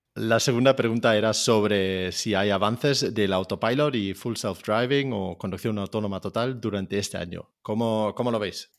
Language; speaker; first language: Spanish; non-native, fluent; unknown